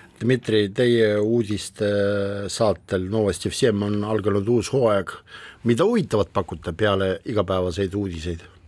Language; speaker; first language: Estonian; non-native, local second language; Russian